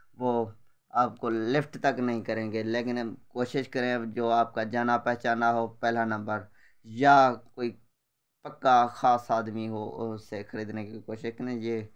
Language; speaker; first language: Urdu; non-native, local second language; Saraiki